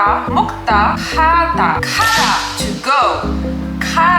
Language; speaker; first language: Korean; non-native, learner; English